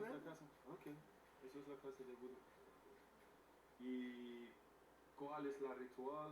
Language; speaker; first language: Spanish; non-native, learner; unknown